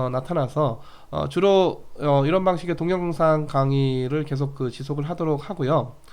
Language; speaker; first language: Korean; native; Korean